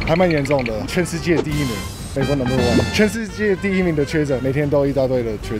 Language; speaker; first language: Chinese; non-native, fluent; English